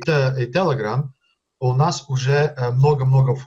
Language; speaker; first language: Russian; early bilingual, heritage; Russian